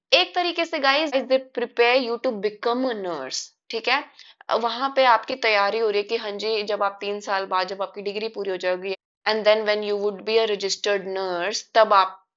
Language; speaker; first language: Hindi; native; Hindi